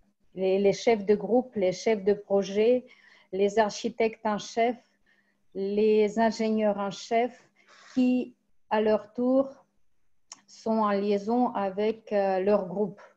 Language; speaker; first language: French; non-native, fluent; Russian